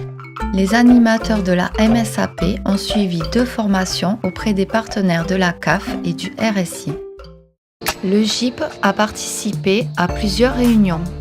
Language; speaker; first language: French; native; French